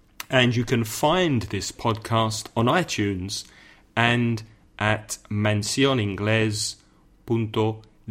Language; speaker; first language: English; native; English